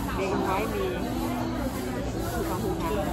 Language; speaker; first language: English; non-native, learner; Thai